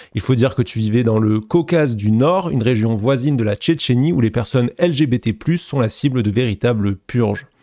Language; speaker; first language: French; native; French